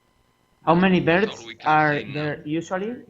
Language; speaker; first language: English; non-native, fluent; Spanish